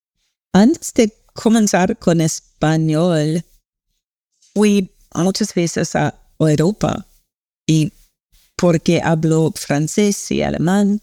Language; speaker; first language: Spanish; non-native, learner; English